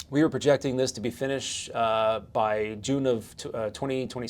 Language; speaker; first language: English; native; English